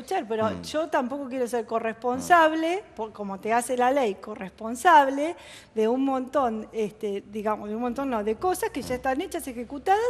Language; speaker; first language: Spanish; native; Spanish